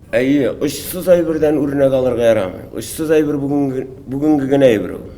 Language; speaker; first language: Tatar; native; Tatar